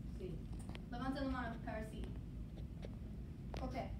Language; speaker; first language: Spanish; non-native, learner; English